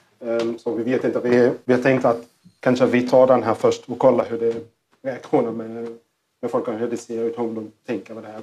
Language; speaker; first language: Swedish; non-native, learner; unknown